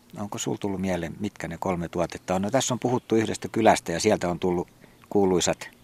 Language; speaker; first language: Finnish; native; Finnish